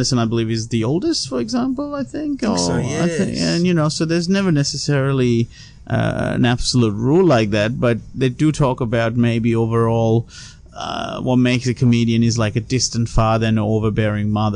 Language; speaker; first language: English; non-native, local second language; Sinhala